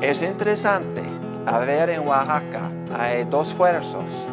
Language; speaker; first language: Spanish; non-native, learner; English